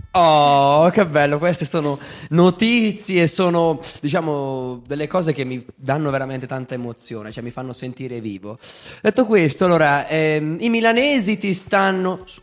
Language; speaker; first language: Italian; native; Italian